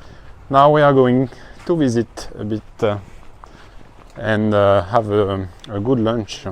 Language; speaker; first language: English; non-native, learner; French